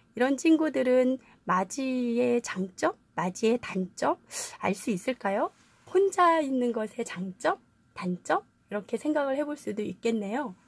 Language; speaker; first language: Korean; native; Korean